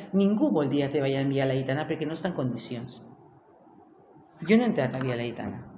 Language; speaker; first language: Catalan; native; Catalan